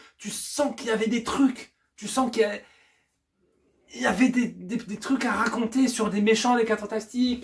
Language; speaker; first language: French; native; French